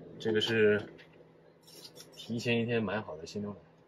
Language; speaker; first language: Chinese; native; Chinese